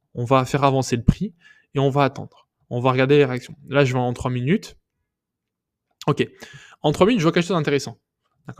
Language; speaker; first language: French; native; French